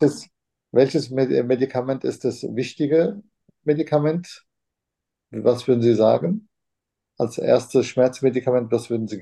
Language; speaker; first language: German; non-native, fluent; Turkish